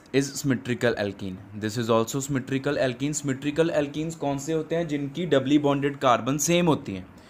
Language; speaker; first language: Hindi; non-native, local second language; Punjabi